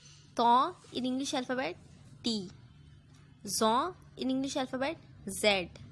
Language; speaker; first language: English; non-native, learner; Urdu